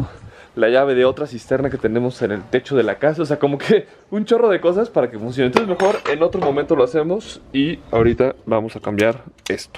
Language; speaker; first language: Spanish; native; Spanish